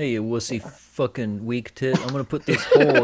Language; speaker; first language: English; native; English